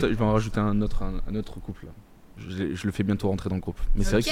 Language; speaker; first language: French; native; French